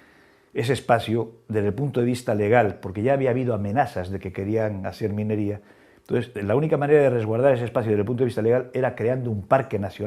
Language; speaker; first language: Spanish; native; Spanish